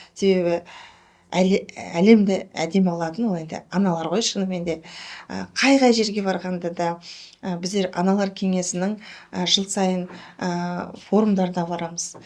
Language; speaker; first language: Kazakh; native; Kazakh